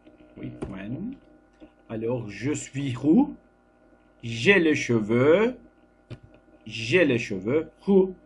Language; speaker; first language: French; non-native, fluent; Turkish